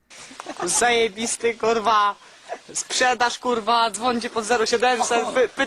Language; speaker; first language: Polish; native; Polish